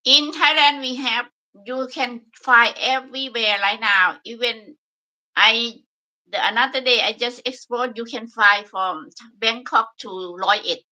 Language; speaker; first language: English; non-native, learner; Thai